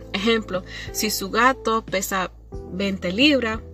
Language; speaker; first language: Spanish; early bilingual, heritage; Spanish